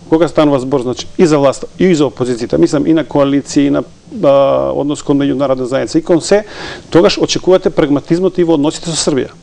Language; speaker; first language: Macedonian; non-native, local second language; Serbian